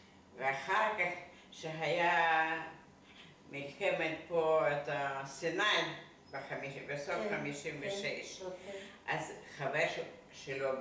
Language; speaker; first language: Hebrew; non-native, fluent; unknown